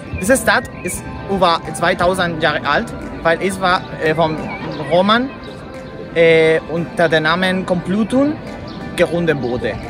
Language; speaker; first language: German; non-native, learner; Spanish